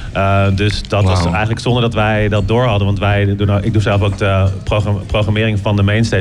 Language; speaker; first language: Dutch; native; Dutch